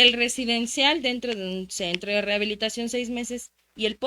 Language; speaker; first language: Spanish; native; Spanish